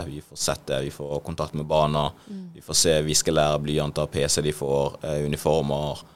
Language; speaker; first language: Norwegian; early bilingual, other home language; Swahili